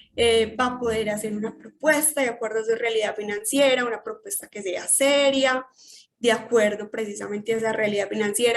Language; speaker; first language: Spanish; native; Spanish